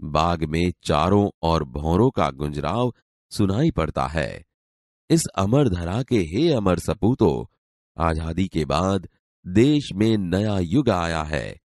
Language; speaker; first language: Hindi; non-native, local second language; Gujarati